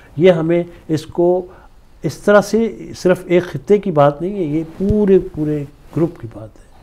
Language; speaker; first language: Urdu; native; Urdu